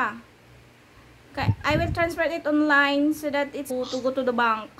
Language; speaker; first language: English; non-native, local second language; Filipino